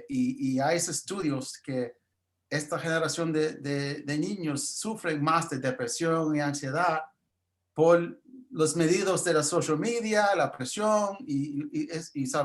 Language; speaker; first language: Spanish; early bilingual, heritage; English